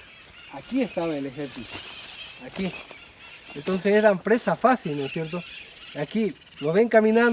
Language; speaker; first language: Spanish; native; Spanish